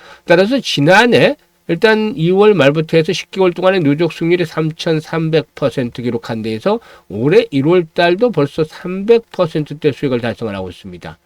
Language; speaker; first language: Korean; native; Korean